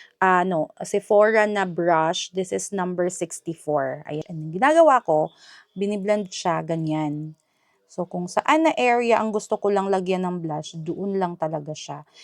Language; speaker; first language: Filipino; non-native, local second language; Hiligaynon